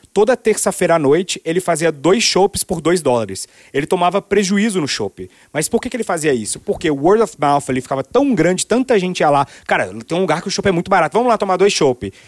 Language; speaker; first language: Portuguese; native; Portuguese